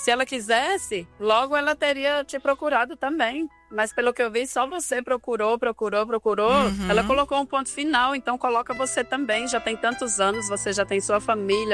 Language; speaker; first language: Portuguese; native; Portuguese